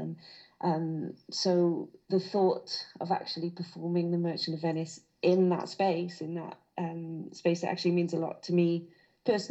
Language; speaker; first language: English; native; English